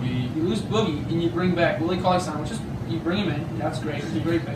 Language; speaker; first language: English; native; English